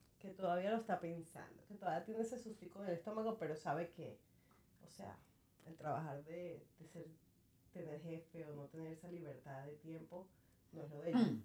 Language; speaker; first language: Spanish; native; Spanish